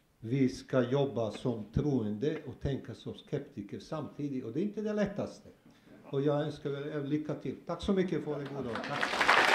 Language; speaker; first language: Swedish; non-native, fluent; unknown